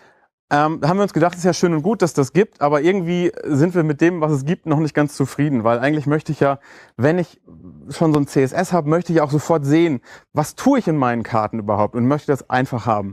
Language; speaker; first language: German; native; German